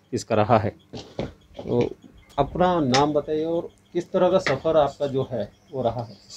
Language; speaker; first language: Hindi; non-native, local second language; Marathi